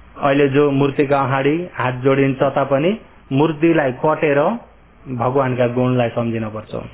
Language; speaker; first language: Nepali; early bilingual, heritage; Nepali